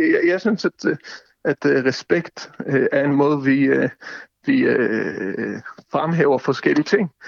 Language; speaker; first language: Danish; non-native, fluent; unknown